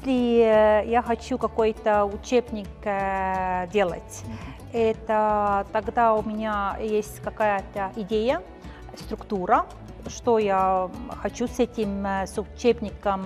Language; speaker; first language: Russian; non-native, fluent; Estonian